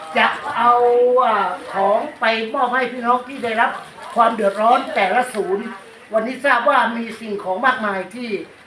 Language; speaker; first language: Thai; non-native, local second language; Northern Khmer